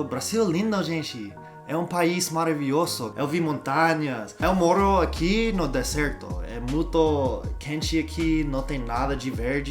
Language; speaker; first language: Portuguese; non-native, learner; English